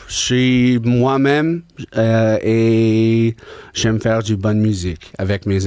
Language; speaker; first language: French; non-native, local second language; English